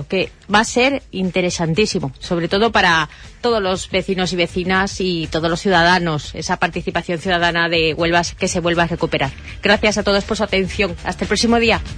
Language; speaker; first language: Spanish; native; Spanish